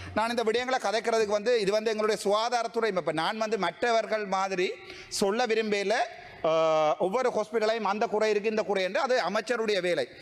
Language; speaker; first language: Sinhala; non-native, local second language; Tamil